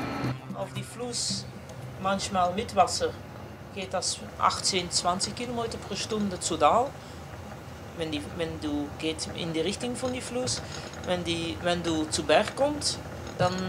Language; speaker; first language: German; non-native, learner; Dutch